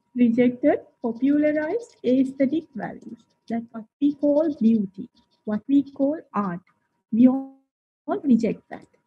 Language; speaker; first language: English; non-native, local second language; Sinhala